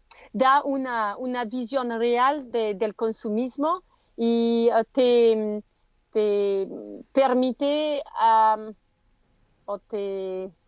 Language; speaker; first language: Spanish; non-native, learner; French